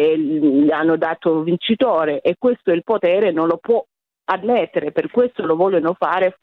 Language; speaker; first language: Italian; non-native, fluent; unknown